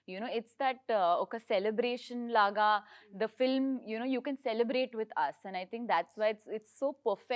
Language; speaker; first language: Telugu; non-native, learner; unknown